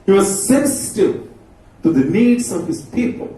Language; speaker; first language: English; non-native, local second language; Telugu